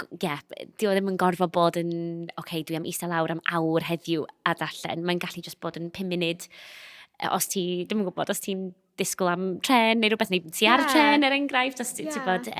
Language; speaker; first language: Welsh; non-native, local second language; English